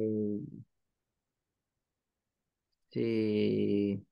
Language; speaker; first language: French; non-native, learner; Romanian